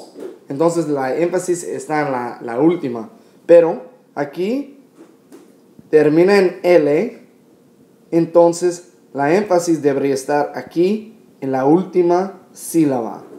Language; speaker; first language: Spanish; non-native, fluent; English